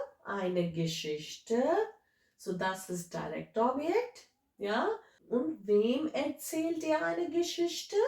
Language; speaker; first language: German; non-native, fluent; English